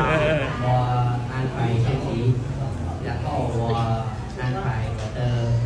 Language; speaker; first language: Chinese; non-native, learner; Khmer